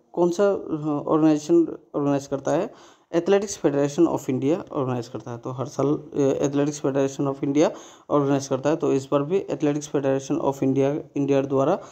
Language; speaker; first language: Hindi; non-native, local second language; Bangla